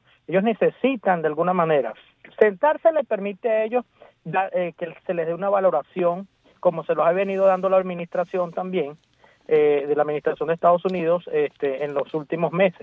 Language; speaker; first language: Spanish; native; Spanish